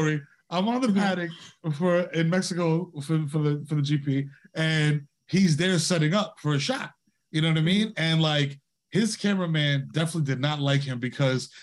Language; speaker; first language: English; native; English